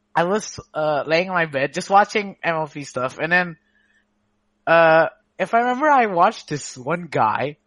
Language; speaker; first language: English; non-native, fluent; Indonesian